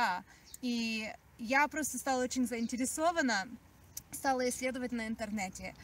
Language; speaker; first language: Russian; early bilingual, heritage; Russian